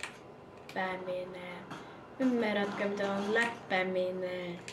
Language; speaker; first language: Finnish; early bilingual, other home language; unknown